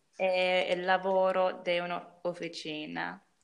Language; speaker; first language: Italian; non-native, learner; English